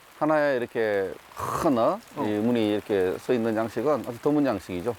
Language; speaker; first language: Korean; native; Korean